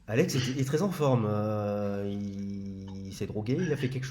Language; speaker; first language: French; native; French